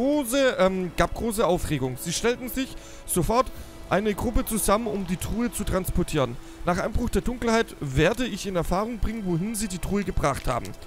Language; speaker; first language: German; native; German